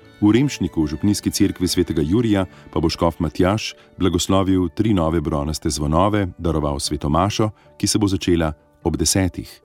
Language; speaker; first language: Slovenian; native; Slovenian